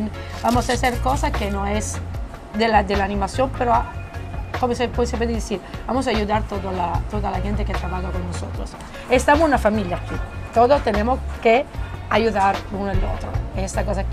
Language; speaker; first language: Spanish; non-native, fluent; Italian